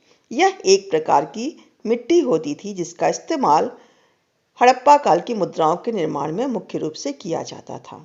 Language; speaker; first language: Hindi; native; Hindi